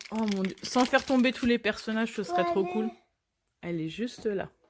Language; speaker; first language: French; native; French